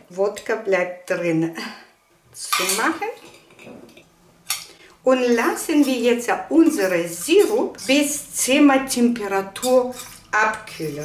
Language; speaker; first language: German; non-native, learner; Russian